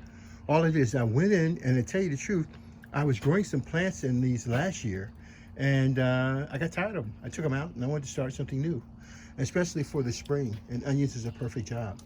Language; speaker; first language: English; native; English